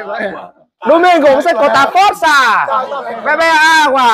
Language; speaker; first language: Portuguese; non-native, learner; Vietnamese